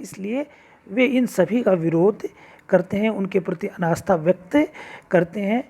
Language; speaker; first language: Hindi; native; Hindi